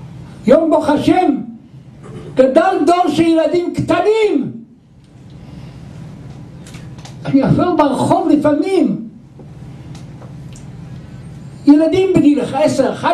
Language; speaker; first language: Hebrew; non-native, local second language; Yiddish